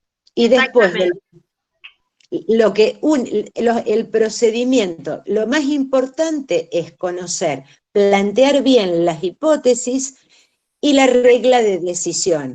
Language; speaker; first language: Spanish; native; Spanish